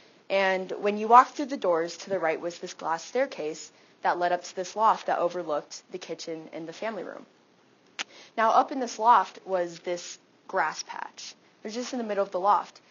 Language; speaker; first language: English; native; English